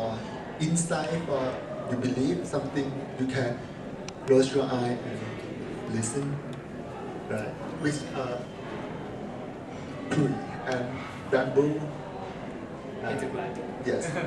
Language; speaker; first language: English; non-native, learner; Thai